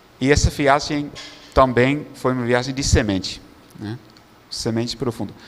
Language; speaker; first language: Portuguese; non-native, fluent; Dutch